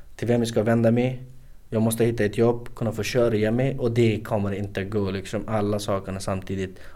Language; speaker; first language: Swedish; non-native, fluent; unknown